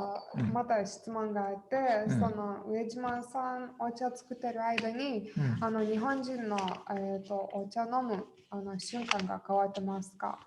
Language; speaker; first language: Japanese; non-native, fluent; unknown